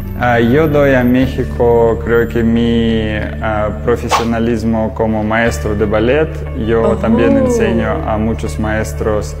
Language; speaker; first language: Spanish; non-native, learner; Russian